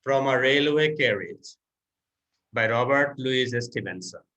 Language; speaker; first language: English; non-native, local second language; Bangla